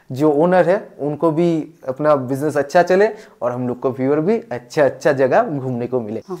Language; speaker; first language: Hindi; non-native, local second language; Bangla